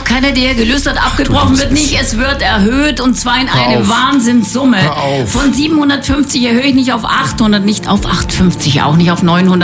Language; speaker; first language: German; native; German